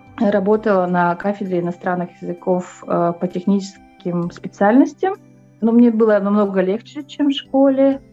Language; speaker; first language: Russian; non-native, local second language; Yakut